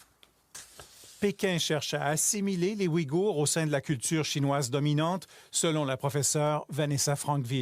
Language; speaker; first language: French; native; French